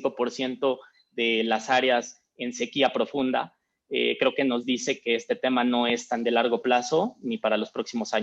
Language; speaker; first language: Spanish; native; Spanish